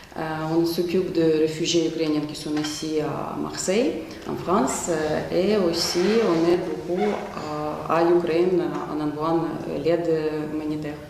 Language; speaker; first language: French; non-native, fluent; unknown